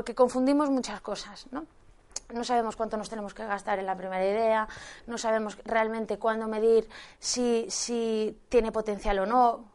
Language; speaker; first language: Spanish; native; Spanish